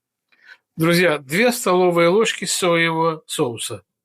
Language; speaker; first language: Russian; native; Russian